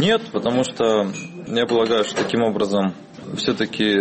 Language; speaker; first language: Russian; native; Russian